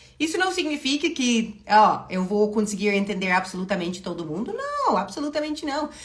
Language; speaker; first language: Portuguese; non-native, fluent; English